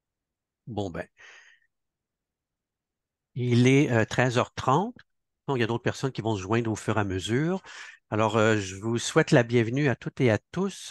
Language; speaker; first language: French; native; French